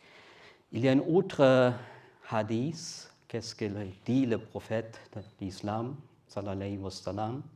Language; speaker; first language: French; non-native, learner; German